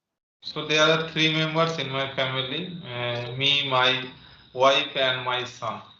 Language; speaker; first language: English; non-native, learner; Bangla